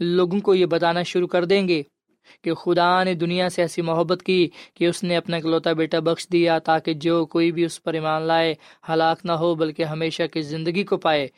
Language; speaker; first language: Urdu; non-native, local second language; Punjabi